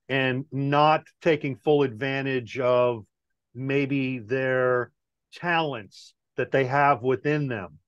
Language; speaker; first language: English; native; English